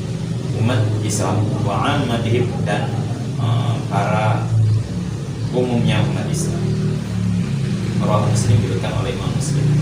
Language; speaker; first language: Indonesian; native; Indonesian